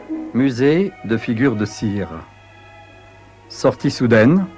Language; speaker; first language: French; native; French